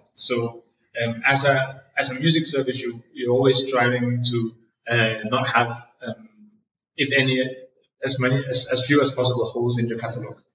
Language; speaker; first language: English; non-native, fluent; Danish